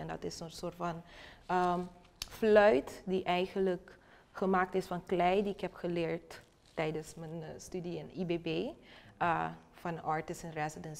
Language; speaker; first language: Dutch; non-native, local second language; Papiamento